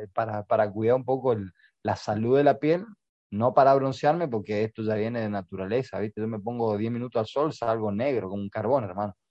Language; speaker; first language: Spanish; native; Spanish